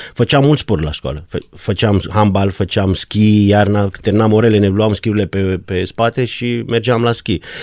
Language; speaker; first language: Romanian; non-native, local second language; German